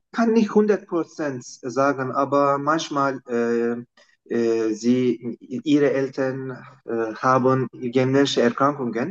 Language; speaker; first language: German; non-native, fluent; Turkish